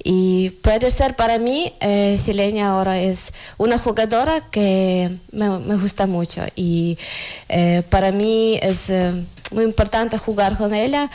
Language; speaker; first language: Spanish; non-native, learner; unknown